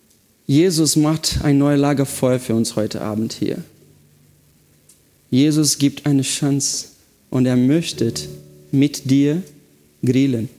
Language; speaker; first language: German; non-native, fluent; Portuguese